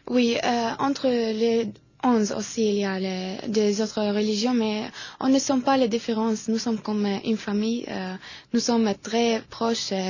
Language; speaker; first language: French; non-native, learner; Arabic